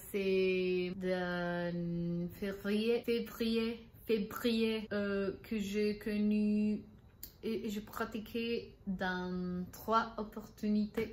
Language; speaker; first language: French; non-native, learner; Spanish